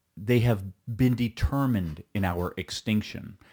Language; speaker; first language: English; early bilingual, other home language; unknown